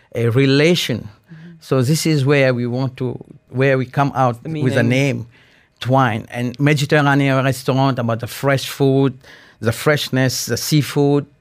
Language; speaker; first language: English; non-native, fluent; Morisyen